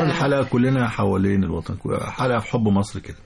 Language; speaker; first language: Arabic; native; Arabic